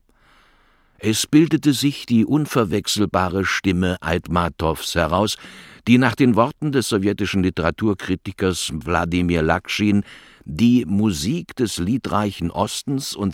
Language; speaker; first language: German; native; German